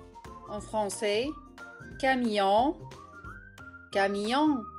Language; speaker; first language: French; non-native, local second language; Arabic